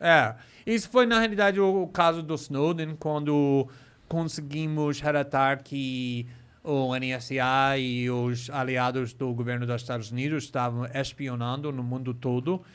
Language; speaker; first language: Portuguese; non-native, fluent; English